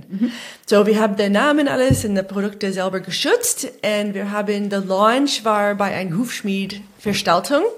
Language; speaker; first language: German; non-native, fluent; English